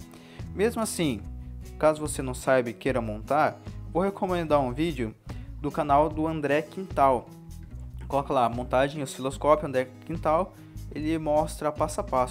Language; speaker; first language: Portuguese; native; Portuguese